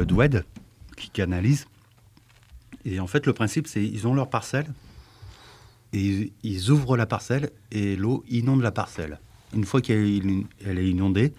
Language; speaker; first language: French; native; French